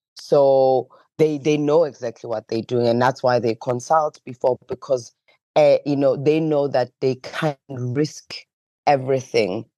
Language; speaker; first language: English; non-native, local second language; Zulu